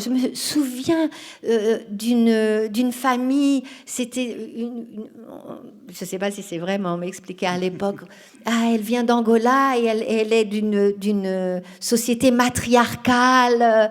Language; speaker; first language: French; non-native, fluent; Portuguese